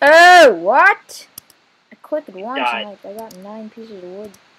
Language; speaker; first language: English; native; English